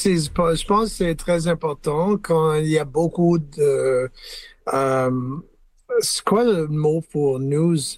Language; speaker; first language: French; non-native, learner; English